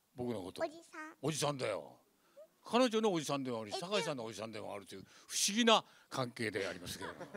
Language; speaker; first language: Japanese; native; Japanese